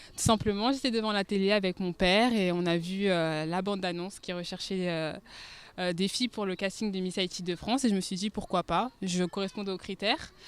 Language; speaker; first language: French; native; French